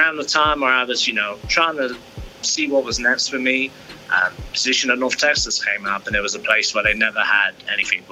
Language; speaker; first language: English; native; English